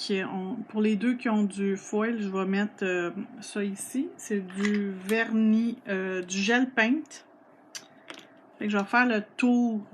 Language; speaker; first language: French; native; French